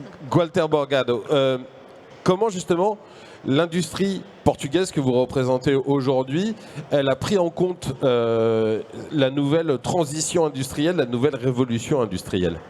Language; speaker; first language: French; native; French